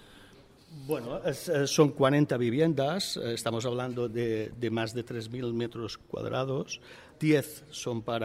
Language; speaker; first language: Spanish; native; Spanish